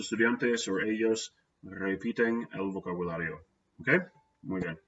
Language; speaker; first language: Spanish; non-native, fluent; English